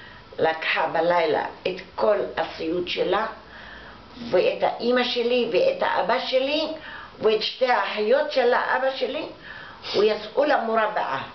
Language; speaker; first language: Hebrew; non-native, fluent; Arabic